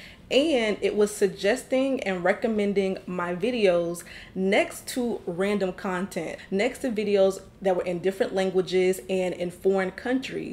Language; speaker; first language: English; native; English